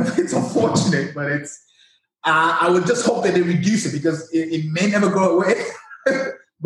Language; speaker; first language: English; non-native, local second language; Yoruba